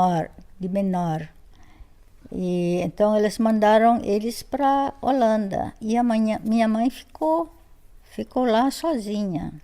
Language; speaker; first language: Portuguese; non-native, fluent; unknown